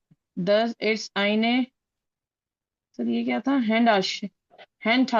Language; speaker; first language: German; non-native, learner; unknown